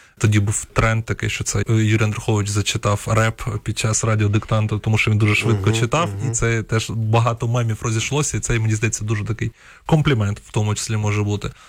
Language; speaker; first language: Ukrainian; non-native, local second language; Russian